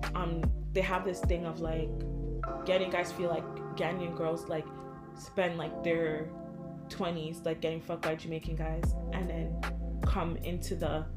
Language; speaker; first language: English; early bilingual, other home language; Akan